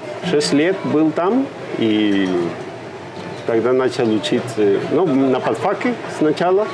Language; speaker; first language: Russian; non-native, fluent; Spanish